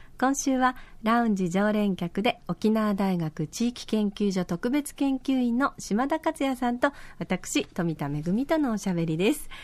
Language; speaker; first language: Japanese; native; Japanese